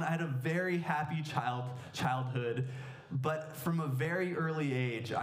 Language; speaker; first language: English; native; English